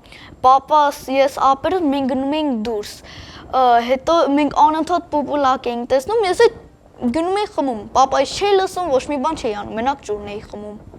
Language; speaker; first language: Armenian; early bilingual, heritage; Armenian